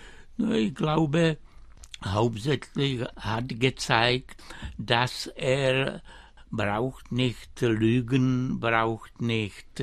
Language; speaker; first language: German; non-native, fluent; Czech